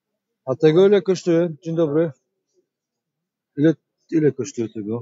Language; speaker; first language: Polish; non-native, learner; Tajik